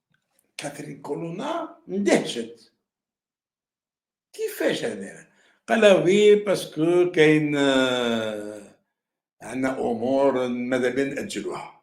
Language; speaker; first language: Arabic; native; Arabic